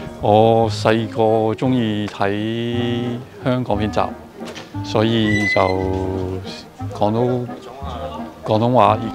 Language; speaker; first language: Cantonese; non-native, fluent; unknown